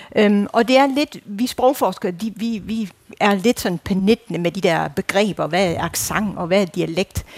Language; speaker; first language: Danish; non-native, fluent; Dutch